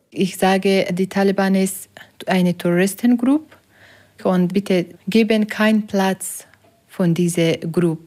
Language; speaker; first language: German; non-native, learner; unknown